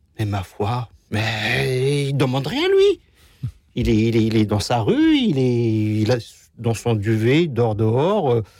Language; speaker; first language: French; non-native, local second language; Kabyle